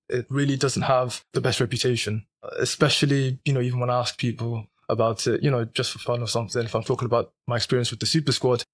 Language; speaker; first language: English; native; English